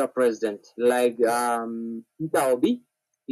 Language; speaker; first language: English; non-native, local second language; Hausa